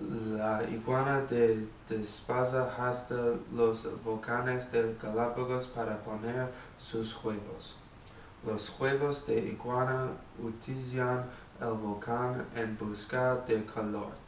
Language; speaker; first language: Spanish; non-native, learner; English